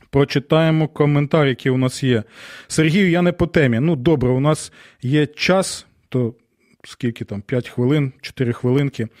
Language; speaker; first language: Ukrainian; non-native, local second language; Russian